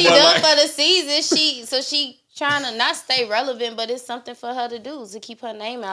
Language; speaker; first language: English; native; English